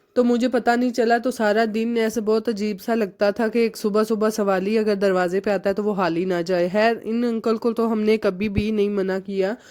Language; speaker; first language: Urdu; non-native, local second language; Punjabi